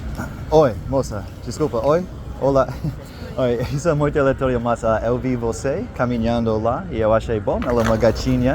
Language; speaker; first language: Portuguese; non-native, learner; English